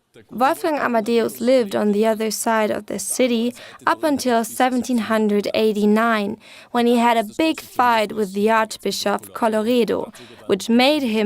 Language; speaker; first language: English; non-native, fluent; German